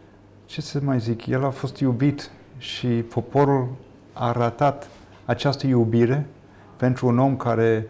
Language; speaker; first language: Romanian; non-native, fluent; English